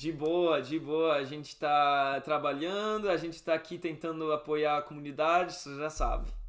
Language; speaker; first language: Portuguese; non-native, fluent; English